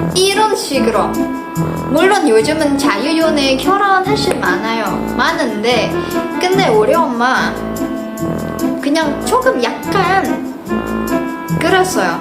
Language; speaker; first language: Korean; non-native, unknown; Indonesian